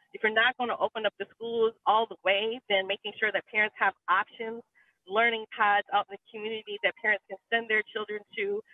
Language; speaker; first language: English; native; English